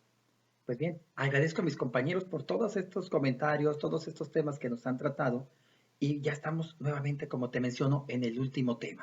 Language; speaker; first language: Spanish; native; Spanish